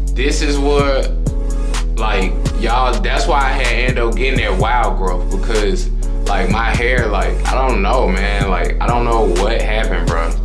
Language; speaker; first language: English; native; English